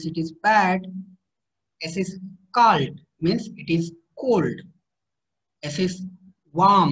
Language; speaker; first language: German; non-native, fluent; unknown